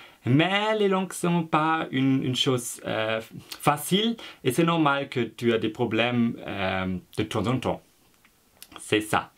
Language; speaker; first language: French; non-native, fluent; German